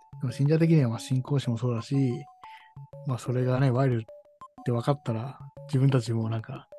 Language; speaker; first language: Japanese; native; Japanese